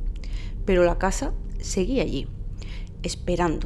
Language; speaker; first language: Spanish; native; Spanish